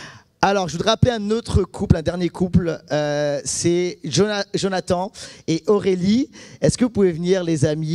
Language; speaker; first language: French; native; French